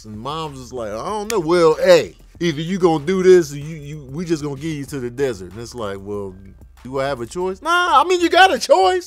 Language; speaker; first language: English; native; English